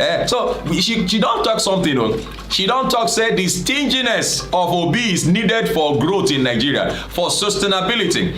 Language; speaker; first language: English; non-native, local second language; Yoruba